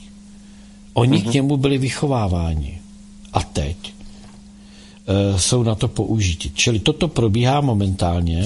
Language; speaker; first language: Czech; native; Czech